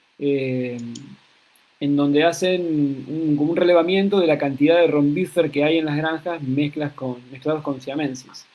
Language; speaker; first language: Spanish; native; Spanish